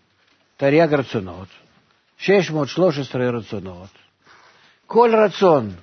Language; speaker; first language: Hebrew; non-native, fluent; Russian